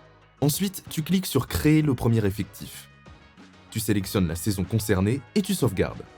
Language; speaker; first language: French; native; French